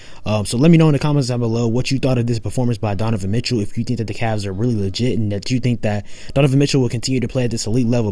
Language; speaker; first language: English; native; English